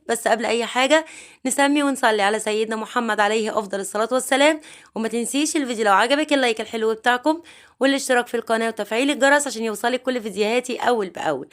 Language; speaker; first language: Arabic; native; Arabic